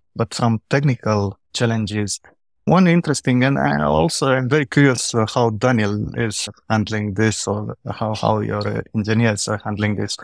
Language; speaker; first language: English; non-native, fluent; Romanian